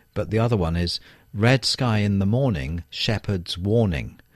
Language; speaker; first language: English; native; English